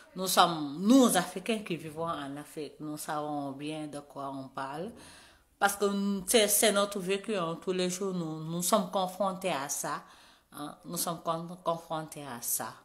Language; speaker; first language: French; non-native, local second language; Wolof